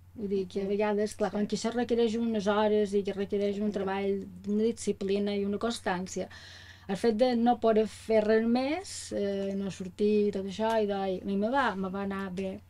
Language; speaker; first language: Catalan; native; Catalan